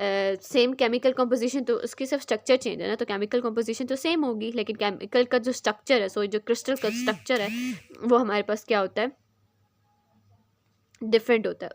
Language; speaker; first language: Hindi; native; Hindi